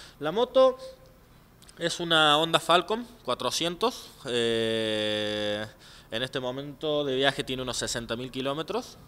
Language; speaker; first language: Spanish; native; Spanish